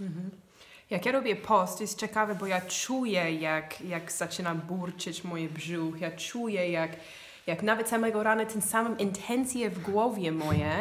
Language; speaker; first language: Polish; non-native, fluent; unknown